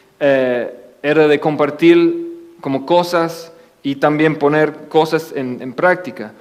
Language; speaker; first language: Spanish; non-native, fluent; English